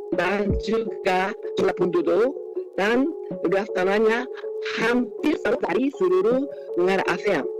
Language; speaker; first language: Malay; non-native, fluent; Japanese